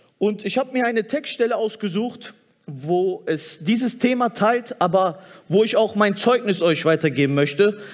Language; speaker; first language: German; early bilingual, other home language; Turkish